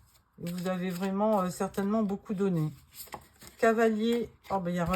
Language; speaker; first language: French; native; French